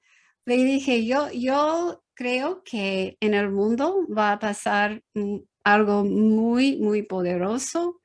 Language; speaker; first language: Spanish; non-native, learner; English